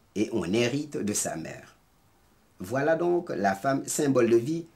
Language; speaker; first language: French; non-native, local second language; Serer